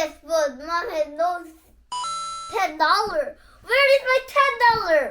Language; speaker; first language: English; non-native, learner; Korean